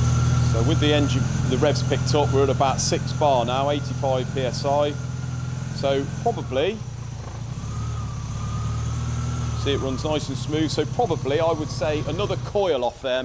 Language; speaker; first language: English; native; English